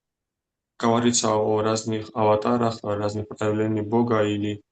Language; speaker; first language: Russian; non-native, fluent; Georgian